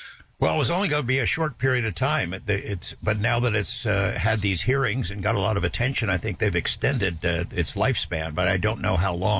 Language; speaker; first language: English; native; English